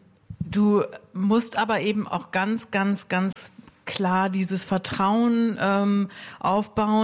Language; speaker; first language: German; native; German